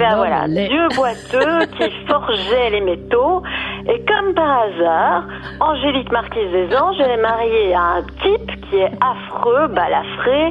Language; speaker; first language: French; native; French